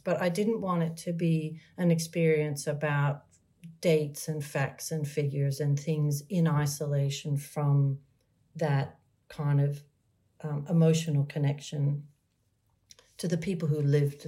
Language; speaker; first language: English; native; English